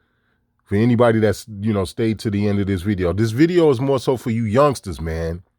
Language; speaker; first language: English; native; English